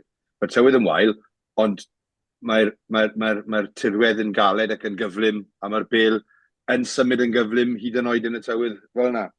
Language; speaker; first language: Welsh; native; Welsh